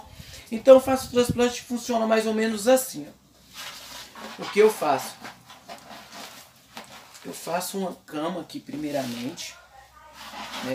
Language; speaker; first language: Portuguese; native; Portuguese